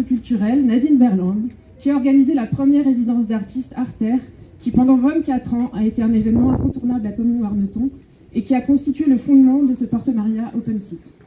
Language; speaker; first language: French; native; French